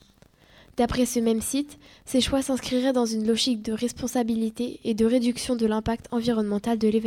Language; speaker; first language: French; native; French